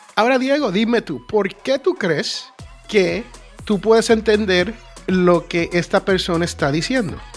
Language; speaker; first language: Spanish; early bilingual, heritage; Spanish